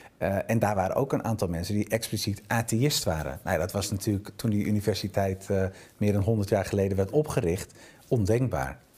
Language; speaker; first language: Dutch; native; Dutch